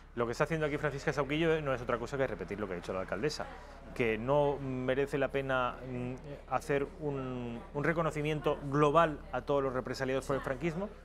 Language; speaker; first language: Spanish; native; Spanish